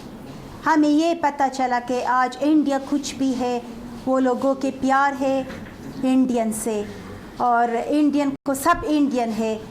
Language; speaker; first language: Hindi; non-native, fluent; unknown